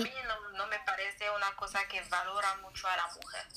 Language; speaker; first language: Spanish; non-native, learner; French